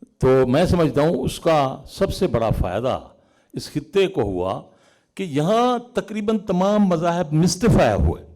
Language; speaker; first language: Urdu; non-native, local second language; Punjabi